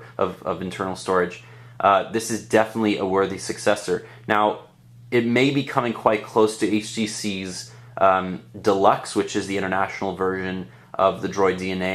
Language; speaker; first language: English; native; English